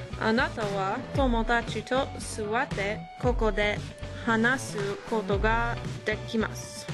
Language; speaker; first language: Japanese; non-native, learner; English